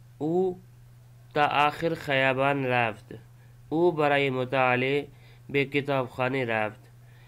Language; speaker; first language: Persian; non-native, fluent; Urdu